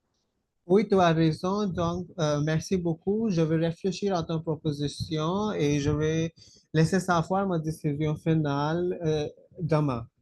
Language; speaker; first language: French; non-native, fluent; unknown